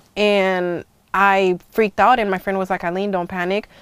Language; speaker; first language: English; early bilingual, other home language; Haitian Creole